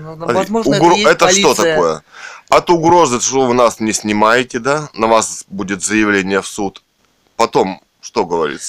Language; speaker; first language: Russian; native; Russian